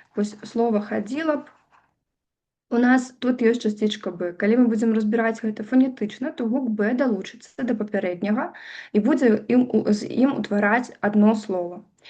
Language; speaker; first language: Belarusian; native; Belarusian